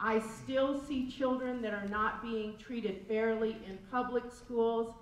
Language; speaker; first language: English; native; English